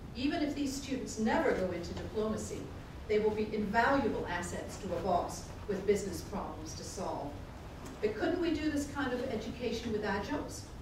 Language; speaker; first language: English; native; English